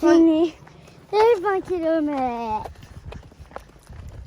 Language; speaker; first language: French; early bilingual, heritage; French